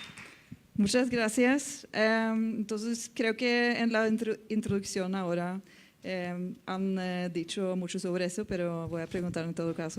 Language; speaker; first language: Spanish; non-native, fluent; Norwegian